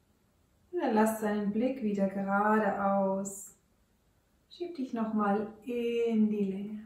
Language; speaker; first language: German; native; German